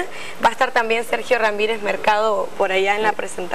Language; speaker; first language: Spanish; native; Spanish